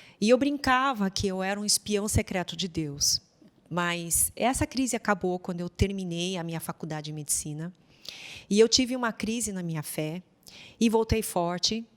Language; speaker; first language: Portuguese; non-native, fluent; Chinese